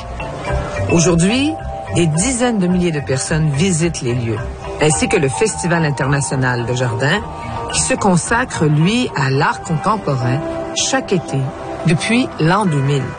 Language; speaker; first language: French; native; French